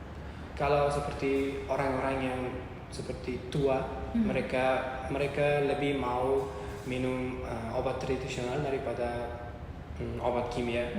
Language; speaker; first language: Indonesian; non-native, learner; Uzbek